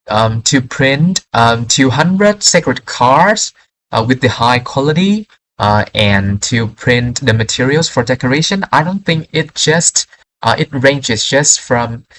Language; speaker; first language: English; non-native, fluent; Vietnamese